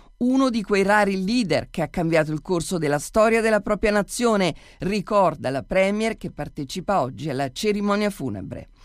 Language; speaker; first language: Italian; native; Italian